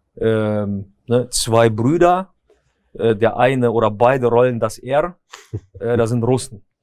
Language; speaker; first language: German; early bilingual, other home language; Russian